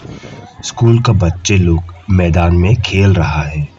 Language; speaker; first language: Hindi; non-native, local second language; Khasi